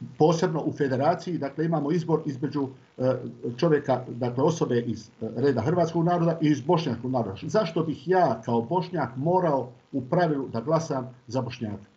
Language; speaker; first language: Croatian; native; Croatian